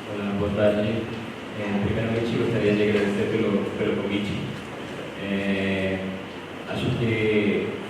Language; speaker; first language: Portuguese; non-native, fluent; Spanish